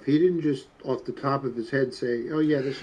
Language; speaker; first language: English; native; English